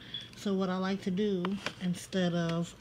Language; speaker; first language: English; native; English